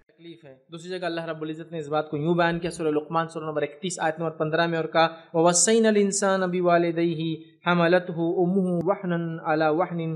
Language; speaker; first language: Urdu; native; Urdu